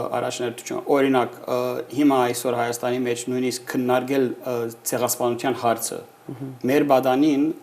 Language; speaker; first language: Armenian; early bilingual, heritage; Armenian